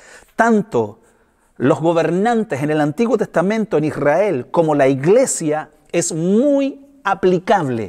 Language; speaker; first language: Spanish; native; Spanish